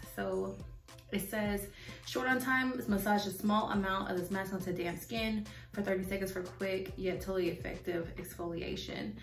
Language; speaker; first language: English; native; English